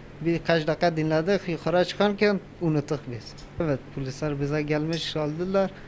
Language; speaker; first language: Turkish; non-native, learner; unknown